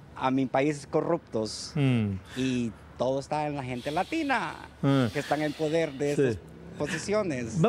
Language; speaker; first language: Spanish; early bilingual, heritage; Spanish